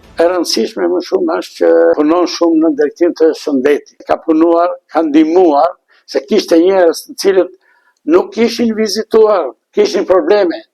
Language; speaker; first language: Albanian; non-native, local second language; Bulgarian